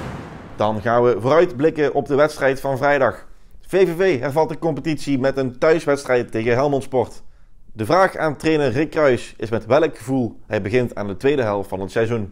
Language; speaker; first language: Dutch; native; Dutch